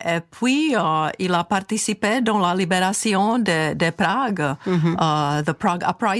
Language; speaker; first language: French; non-native, fluent; Czech